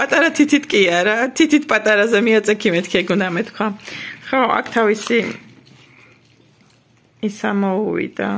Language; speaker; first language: Georgian; native; Georgian